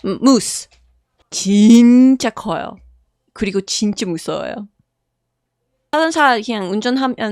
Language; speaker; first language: Korean; non-native, fluent; English